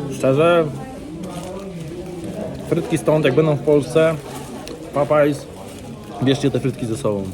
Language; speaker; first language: Polish; native; Polish